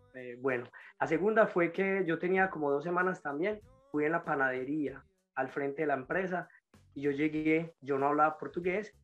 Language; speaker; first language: Spanish; native; Spanish